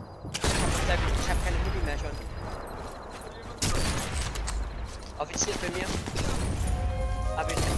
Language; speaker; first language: German; native; German